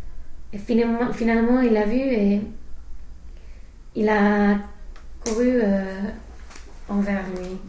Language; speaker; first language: French; non-native, learner; English